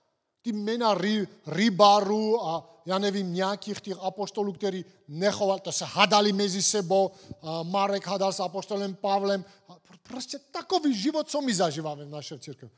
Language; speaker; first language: Czech; non-native, fluent; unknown